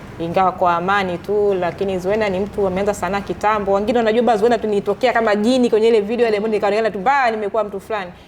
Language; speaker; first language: Swahili; native; Swahili